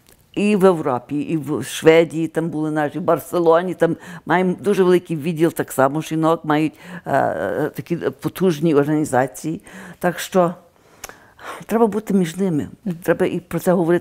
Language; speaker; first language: Ukrainian; early bilingual, heritage; Ukrainian